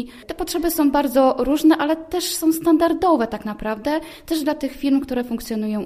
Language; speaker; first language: Polish; native; Polish